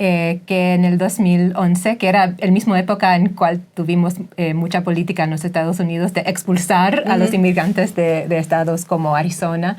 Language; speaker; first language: Spanish; non-native, fluent; English